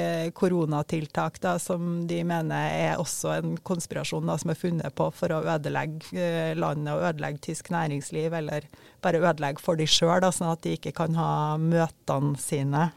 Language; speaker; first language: Norwegian; native; Norwegian